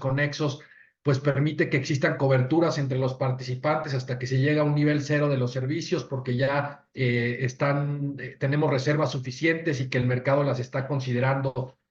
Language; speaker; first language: Spanish; native; Spanish